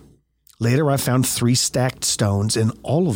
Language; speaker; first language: English; native; English